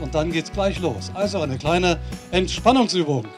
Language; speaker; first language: German; native; German